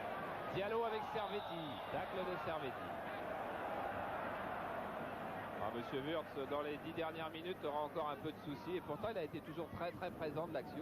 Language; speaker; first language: French; native; French